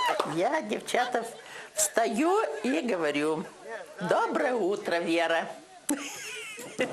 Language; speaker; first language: Russian; native; Russian